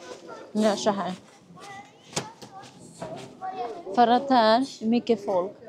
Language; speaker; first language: Swedish; non-native, learner; Filipino